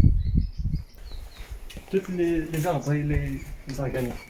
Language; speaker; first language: French; non-native, learner; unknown